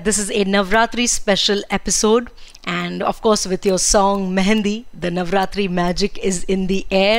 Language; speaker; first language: English; non-native, local second language; Gujarati